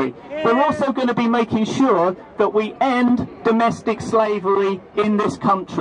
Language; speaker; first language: English; native; English